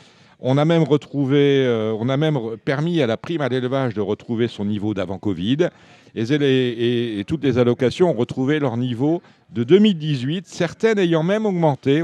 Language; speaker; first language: French; native; French